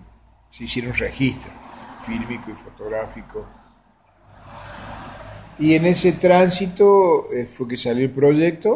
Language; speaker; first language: Spanish; native; Spanish